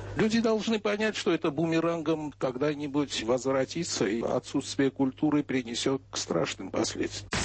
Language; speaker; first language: Russian; non-native, local second language; Armenian